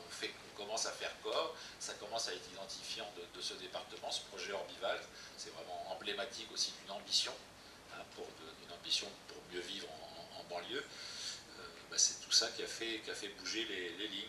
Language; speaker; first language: French; native; French